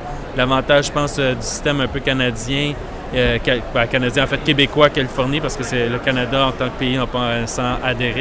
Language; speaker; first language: French; native; French